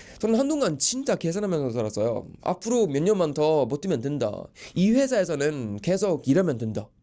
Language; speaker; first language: Korean; non-native, fluent; Swedish